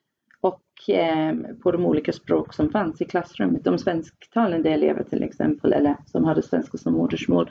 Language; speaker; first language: Swedish; non-native, fluent; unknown